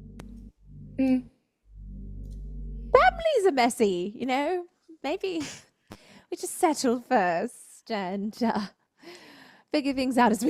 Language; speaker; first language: English; native; English